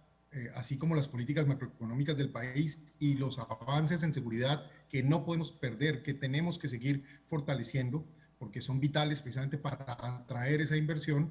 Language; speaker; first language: Spanish; native; Spanish